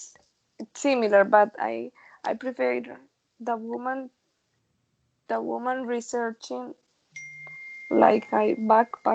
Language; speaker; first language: English; non-native, learner; Spanish